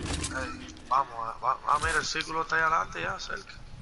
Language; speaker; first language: Spanish; early bilingual, heritage; Spanish